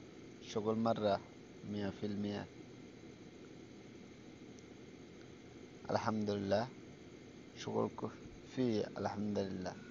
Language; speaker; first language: Arabic; non-native, learner; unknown